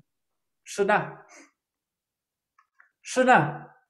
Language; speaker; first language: Chinese; non-native, fluent; Spanish